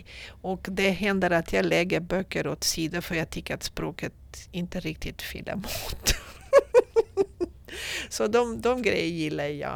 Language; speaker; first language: Swedish; non-native, fluent; Portuguese